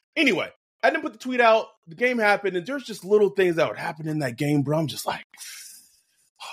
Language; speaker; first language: English; native; English